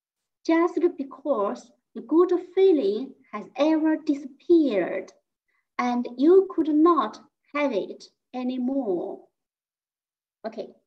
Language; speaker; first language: English; non-native, fluent; Chinese